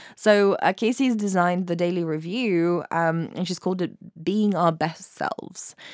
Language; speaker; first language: English; native; English